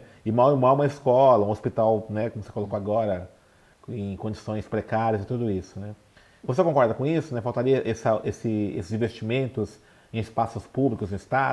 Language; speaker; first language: Portuguese; native; Portuguese